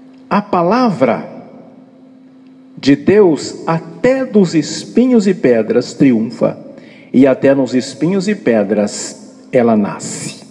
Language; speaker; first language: Portuguese; native; Portuguese